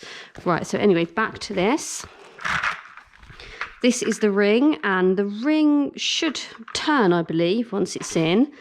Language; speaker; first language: English; native; English